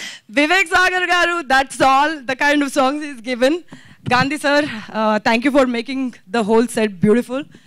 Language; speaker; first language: English; non-native, local second language; Telugu